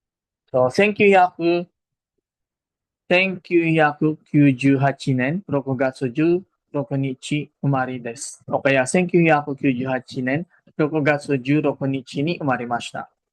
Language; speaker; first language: Japanese; non-native, fluent; Filipino